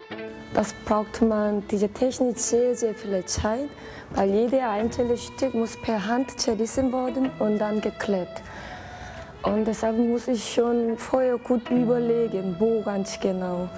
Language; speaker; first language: German; non-native, fluent; Korean